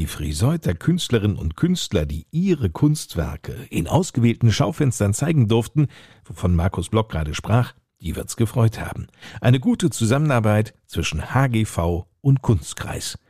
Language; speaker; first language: German; native; German